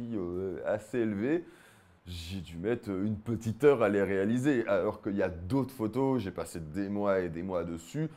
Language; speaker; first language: French; native; French